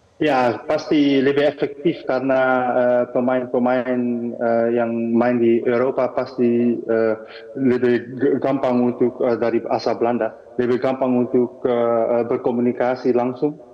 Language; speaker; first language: Indonesian; non-native, fluent; Dutch